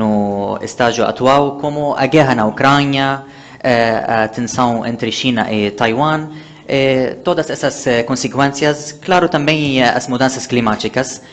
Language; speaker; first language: Portuguese; non-native, fluent; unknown